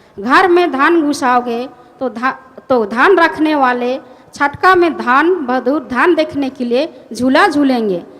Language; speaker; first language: Hindi; non-native, local second language; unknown